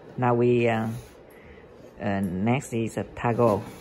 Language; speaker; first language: English; non-native, learner; Vietnamese